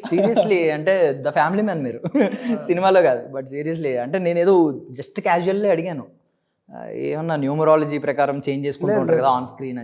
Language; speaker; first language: Telugu; native; Telugu